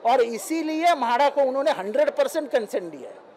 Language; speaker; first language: Hindi; non-native, local second language; Marathi